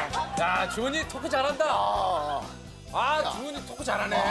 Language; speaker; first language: Korean; native; Korean